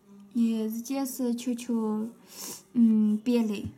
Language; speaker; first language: Russian; non-native, learner; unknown